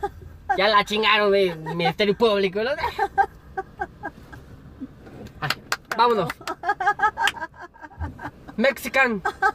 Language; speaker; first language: Spanish; native; Spanish